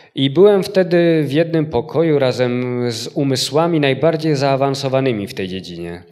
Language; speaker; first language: Polish; native; Polish